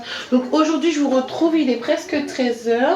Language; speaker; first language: French; native; French